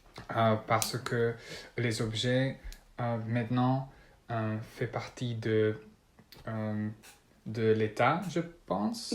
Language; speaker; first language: French; non-native, learner; Dutch